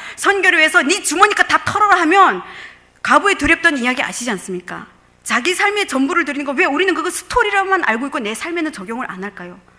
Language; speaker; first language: Korean; native; Korean